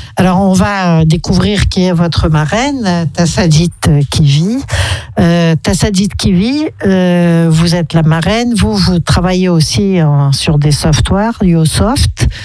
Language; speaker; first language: French; native; French